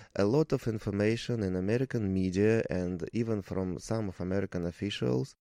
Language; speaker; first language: English; non-native, learner; Russian